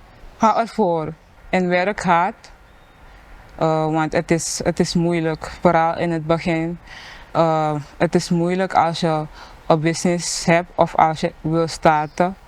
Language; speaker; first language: Dutch; non-native, local second language; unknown